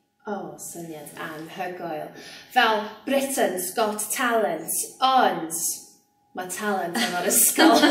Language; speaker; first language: Welsh; non-native, local second language; English